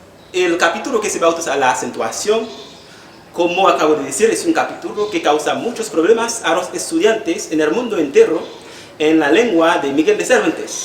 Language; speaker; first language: Spanish; non-native, fluent; Haitian Creole